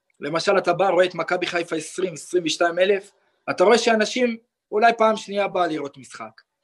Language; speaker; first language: Hebrew; non-native, local second language; Arabic